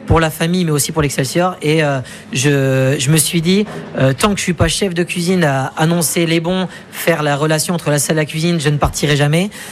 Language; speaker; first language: French; native; French